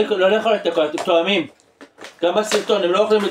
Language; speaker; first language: Hebrew; native; Hebrew